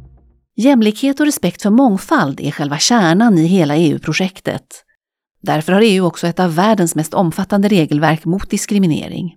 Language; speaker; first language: Swedish; native; Swedish